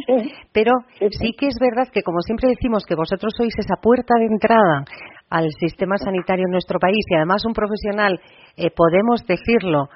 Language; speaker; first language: Spanish; native; Spanish